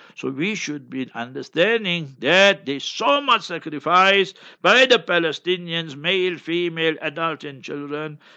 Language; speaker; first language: English; early bilingual, other home language; Hindi